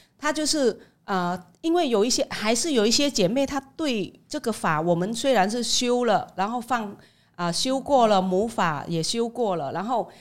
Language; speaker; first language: Chinese; non-native, fluent; Vietnamese